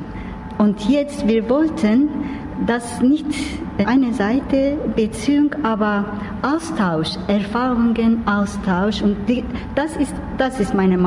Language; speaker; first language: German; non-native, learner; Turkish